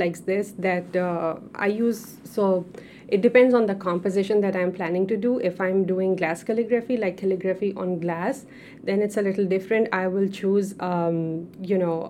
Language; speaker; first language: English; non-native, local second language; Urdu